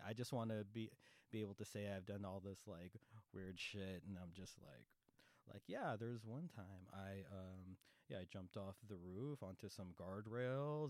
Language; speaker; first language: English; native; English